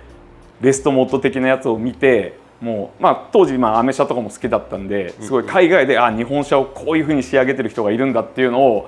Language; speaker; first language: Japanese; native; Japanese